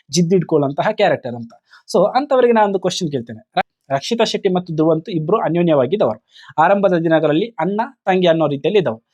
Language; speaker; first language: Kannada; non-native, local second language; Tulu